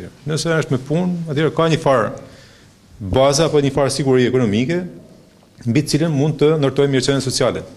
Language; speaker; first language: Albanian; native; Albanian